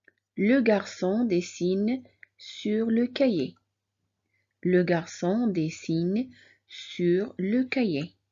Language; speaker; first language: French; non-native, local second language; Arabic